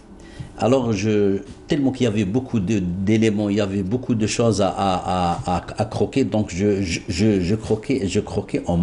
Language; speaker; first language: French; non-native, local second language; Arabic